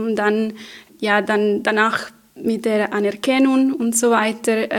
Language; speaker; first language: German; non-native, fluent; Spanish